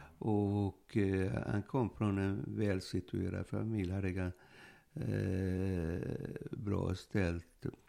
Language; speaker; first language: Swedish; early bilingual, other home language; Polish